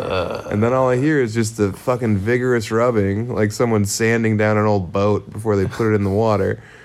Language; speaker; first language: English; native; English